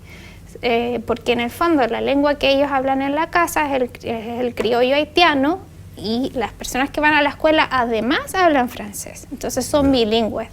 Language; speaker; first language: Spanish; native; Spanish